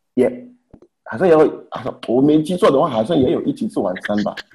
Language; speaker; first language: Chinese; non-native, fluent; Haitian Creole